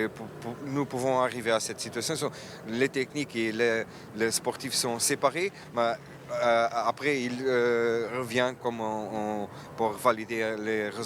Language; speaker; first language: French; non-native, fluent; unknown